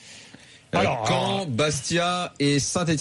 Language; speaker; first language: French; native; French